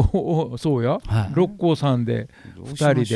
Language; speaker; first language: Japanese; native; Japanese